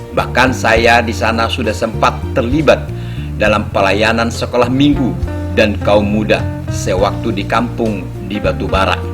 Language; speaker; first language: Indonesian; non-native, local second language; Batak Toba